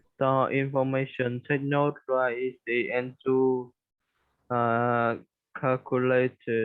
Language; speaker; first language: English; non-native, learner; Vietnamese